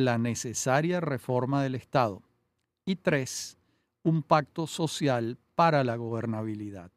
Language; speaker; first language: Spanish; native; Spanish